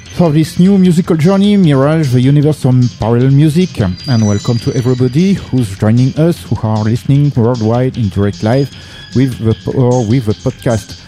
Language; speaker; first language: English; non-native, learner; French